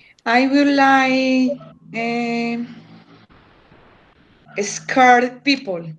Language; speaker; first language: English; non-native, learner; Spanish